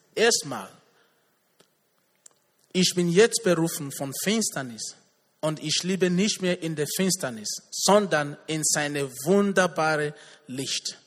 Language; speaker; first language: German; non-native, learner; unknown